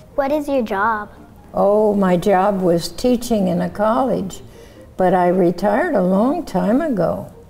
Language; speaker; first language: English; native; English